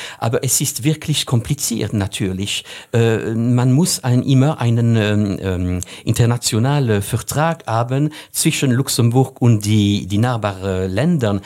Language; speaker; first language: German; non-native, fluent; French